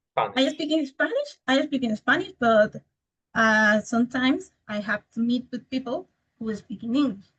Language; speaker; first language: English; non-native, learner; Spanish